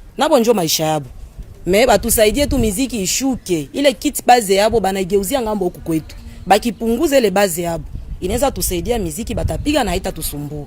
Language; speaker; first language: Swahili; native; Swahili